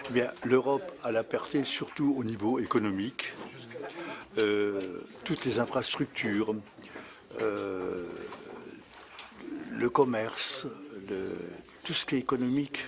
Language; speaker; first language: French; non-native, fluent; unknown